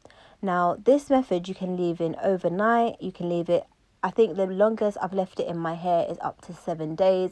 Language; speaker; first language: English; native; English